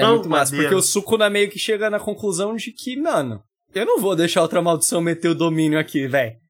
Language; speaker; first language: Portuguese; native; Portuguese